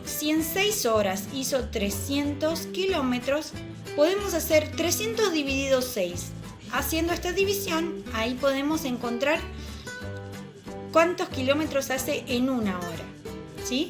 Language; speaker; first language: Spanish; native; Spanish